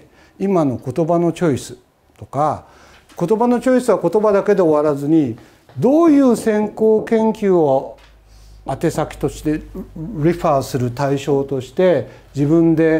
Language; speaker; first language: Japanese; native; Japanese